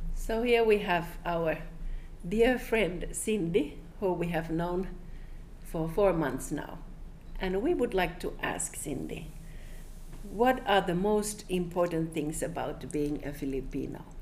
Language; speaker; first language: English; non-native, fluent; Finnish